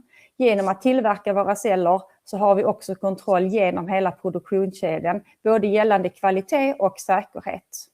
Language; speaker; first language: Swedish; native; Swedish